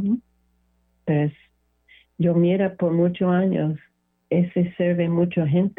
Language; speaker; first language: Spanish; non-native, learner; English